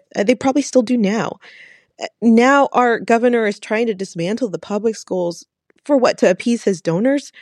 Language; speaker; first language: English; native; English